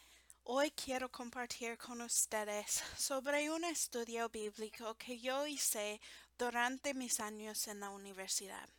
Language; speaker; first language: Spanish; non-native, fluent; English